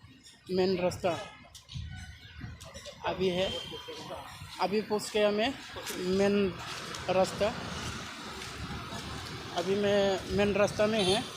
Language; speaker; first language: Hindi; non-native, local second language; Bodo